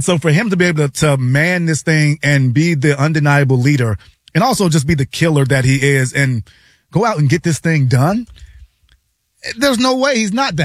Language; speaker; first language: English; native; English